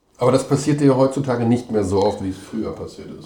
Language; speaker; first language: German; native; German